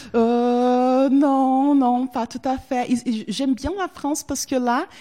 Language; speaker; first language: French; non-native, fluent; Portuguese